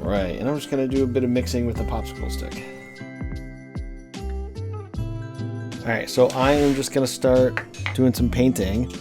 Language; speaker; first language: English; native; English